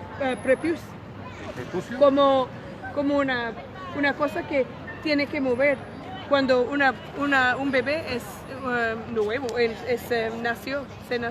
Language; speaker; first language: Spanish; non-native, learner; English